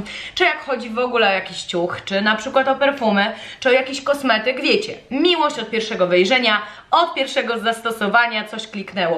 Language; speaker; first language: Polish; native; Polish